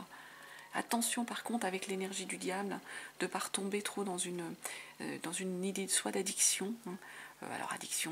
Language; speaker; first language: French; native; French